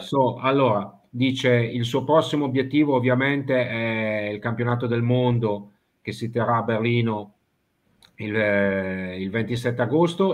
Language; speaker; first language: Italian; native; Italian